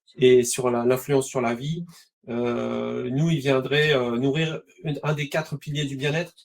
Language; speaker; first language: French; native; French